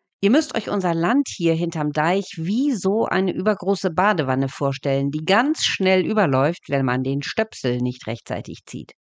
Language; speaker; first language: German; native; German